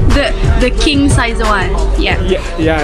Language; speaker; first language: English; non-native, learner; Chinese